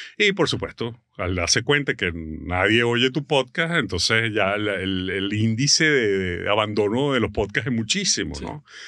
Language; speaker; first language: Spanish; native; Spanish